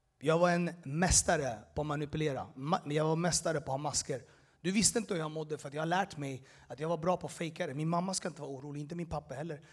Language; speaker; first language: Swedish; early bilingual, other home language; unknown